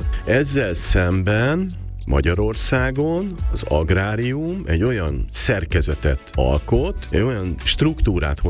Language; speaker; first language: Hungarian; native; Hungarian